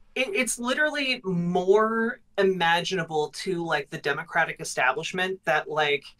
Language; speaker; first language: English; native; English